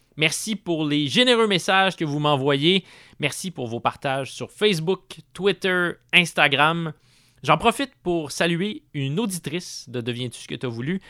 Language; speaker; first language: French; native; French